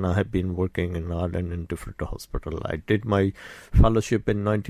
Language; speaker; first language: English; non-native, local second language; Urdu